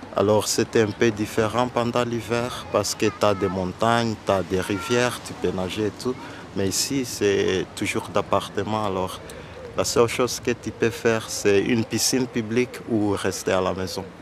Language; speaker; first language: French; non-native, local second language; Dutch